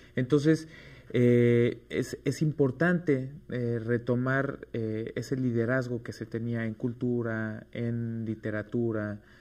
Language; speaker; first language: Spanish; native; Spanish